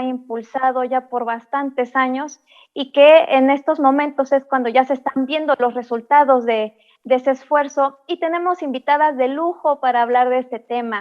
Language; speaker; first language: Spanish; native; Spanish